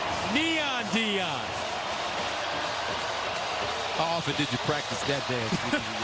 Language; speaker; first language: English; native; English